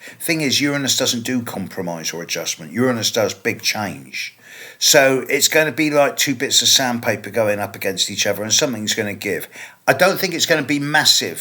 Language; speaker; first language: English; native; English